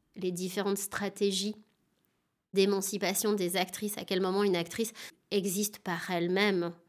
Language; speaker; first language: French; native; French